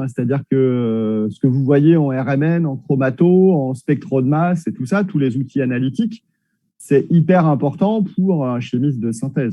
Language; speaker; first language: French; native; French